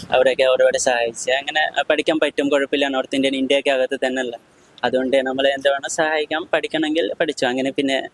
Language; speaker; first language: Malayalam; non-native, local second language; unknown